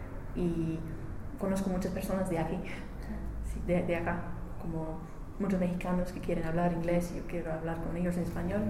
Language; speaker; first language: Spanish; non-native, learner; English